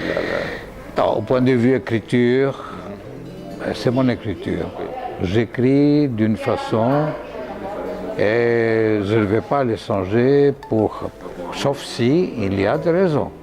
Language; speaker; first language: French; non-native, fluent; Greek